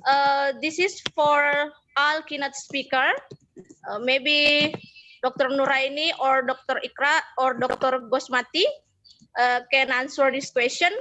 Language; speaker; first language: English; non-native, fluent; Indonesian